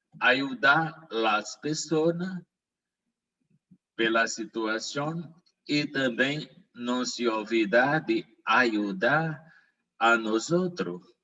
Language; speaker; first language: Portuguese; non-native, learner; Spanish